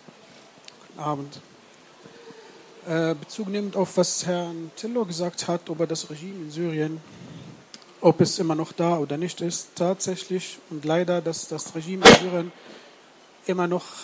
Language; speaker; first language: German; non-native, fluent; Arabic